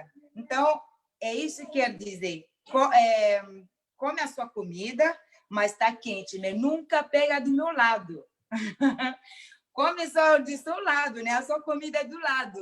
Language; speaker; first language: Portuguese; non-native, local second language; Mandingo